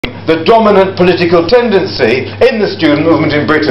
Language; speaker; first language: English; native; English